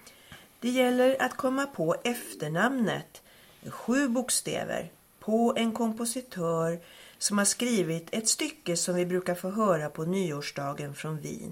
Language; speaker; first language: Swedish; native; Swedish